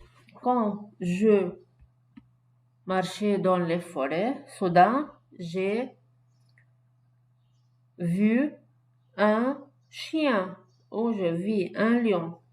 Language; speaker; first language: French; non-native, fluent; Arabic